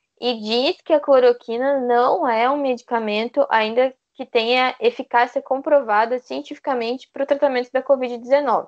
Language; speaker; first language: Portuguese; native; Portuguese